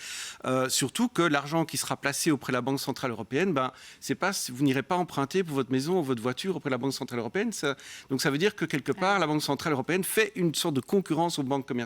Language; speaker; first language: French; native; French